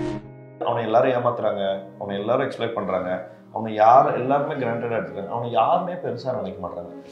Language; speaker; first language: Tamil; native; Tamil